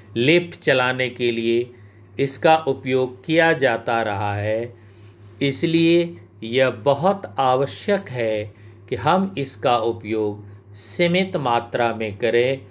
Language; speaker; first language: Hindi; native; Hindi